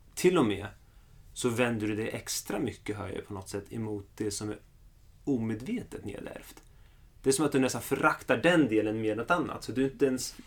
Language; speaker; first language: Swedish; early bilingual, other home language; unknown